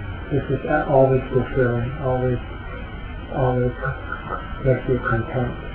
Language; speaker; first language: English; non-native, fluent; Thai